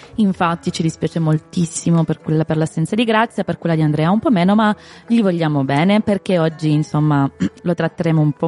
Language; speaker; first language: Italian; native; Italian